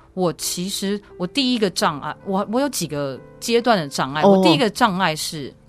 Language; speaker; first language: Chinese; native; Chinese